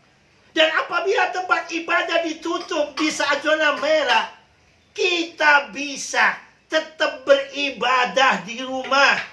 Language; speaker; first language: Indonesian; native; Indonesian